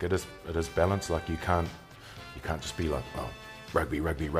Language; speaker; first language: English; native; English